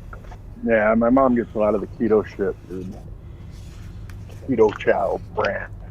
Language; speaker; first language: English; native; English